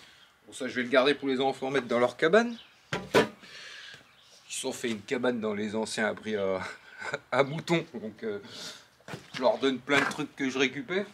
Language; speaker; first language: French; native; French